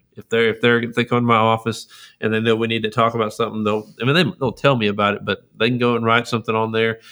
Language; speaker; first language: English; native; English